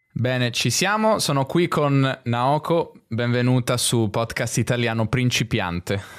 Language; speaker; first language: Italian; native; Italian